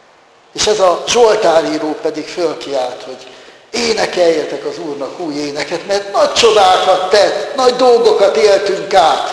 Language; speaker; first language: Hungarian; native; Hungarian